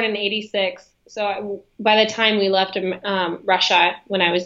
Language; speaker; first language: English; early bilingual, other home language; Russian